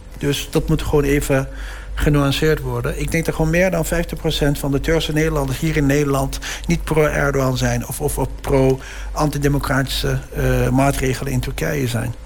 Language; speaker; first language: Dutch; early bilingual, other home language; Turkish